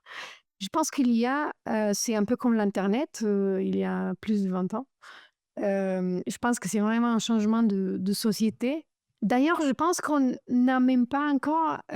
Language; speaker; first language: French; non-native, fluent; Romanian